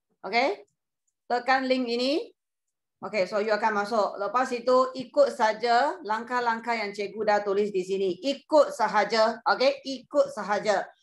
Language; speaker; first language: Malay; non-native, local second language; Chinese